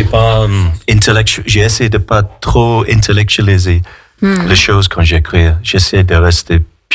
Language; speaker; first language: French; non-native, fluent; English